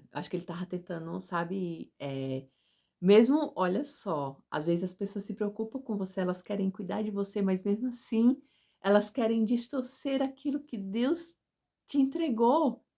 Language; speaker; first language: Portuguese; native; Portuguese